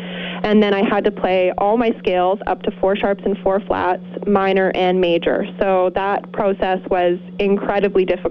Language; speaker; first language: English; native; English